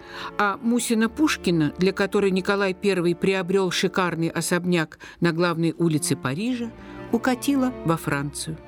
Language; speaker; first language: Russian; native; Russian